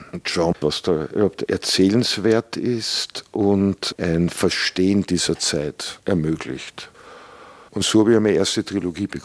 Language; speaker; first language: German; native; German